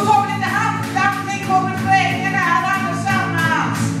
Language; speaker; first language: Swedish; native; Swedish